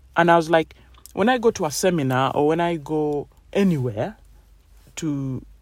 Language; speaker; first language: English; non-native, local second language; Ganda